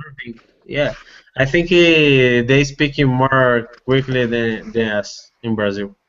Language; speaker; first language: English; non-native, learner; Portuguese